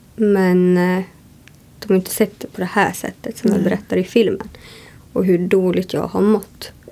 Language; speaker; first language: Swedish; native; Swedish